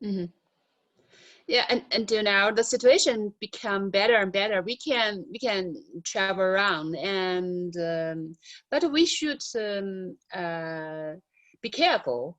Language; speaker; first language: English; non-native, learner; Chinese